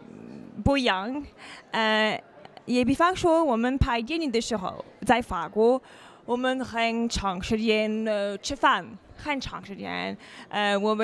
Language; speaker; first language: Chinese; non-native, learner; French